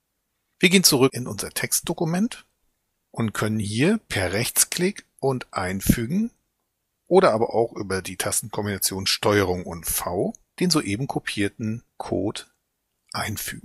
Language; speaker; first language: German; native; German